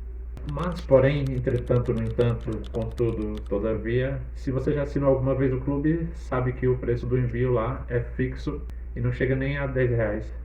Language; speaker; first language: Portuguese; native; Portuguese